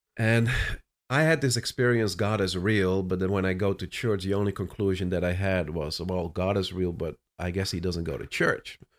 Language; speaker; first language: English; non-native, fluent; Dutch